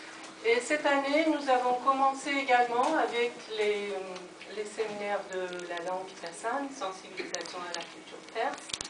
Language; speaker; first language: French; non-native, fluent; Persian